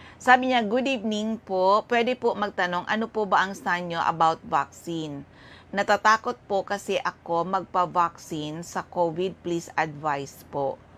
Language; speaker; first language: Filipino; non-native, local second language; Bikol